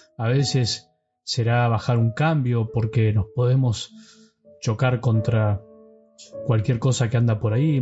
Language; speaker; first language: Spanish; native; Spanish